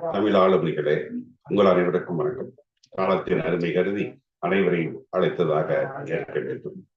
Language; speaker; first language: Tamil; native; Tamil